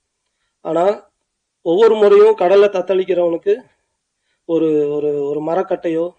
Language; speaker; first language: Tamil; native; Tamil